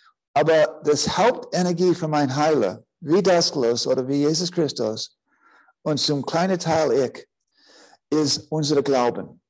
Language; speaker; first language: German; non-native, fluent; English